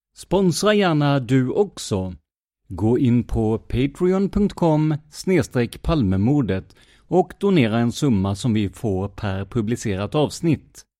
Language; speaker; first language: Swedish; native; Swedish